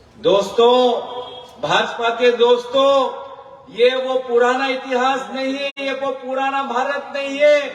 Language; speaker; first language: Hindi; non-native, local second language; Assamese